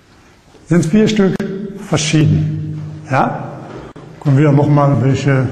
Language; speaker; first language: German; non-native, learner; Arabic